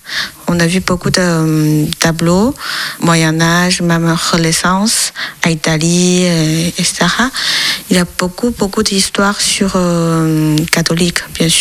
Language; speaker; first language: French; non-native, learner; Chinese